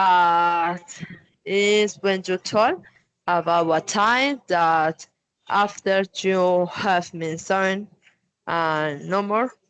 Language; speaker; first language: English; non-native, learner; Spanish